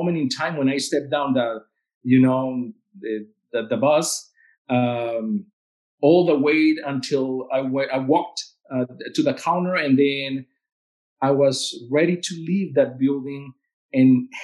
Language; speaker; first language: English; non-native, fluent; Spanish